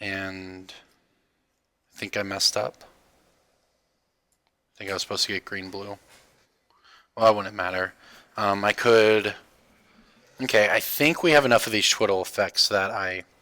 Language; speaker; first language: English; native; English